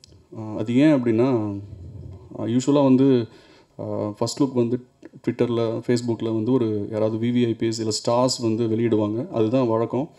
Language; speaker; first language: Tamil; native; Tamil